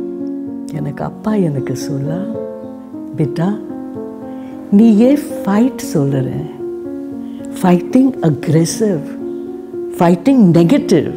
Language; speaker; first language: Tamil; non-native, learner; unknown